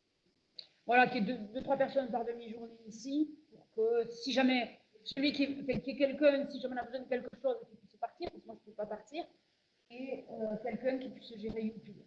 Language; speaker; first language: French; native; French